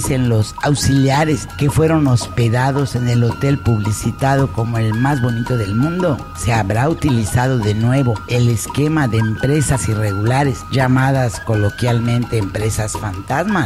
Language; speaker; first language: Spanish; native; Spanish